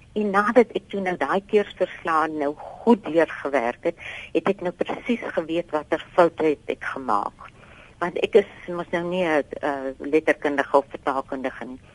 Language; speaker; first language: Afrikaans; native; Afrikaans